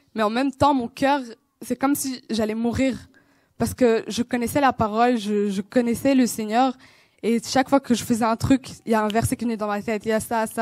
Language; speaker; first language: French; non-native, local second language; Kinyarwanda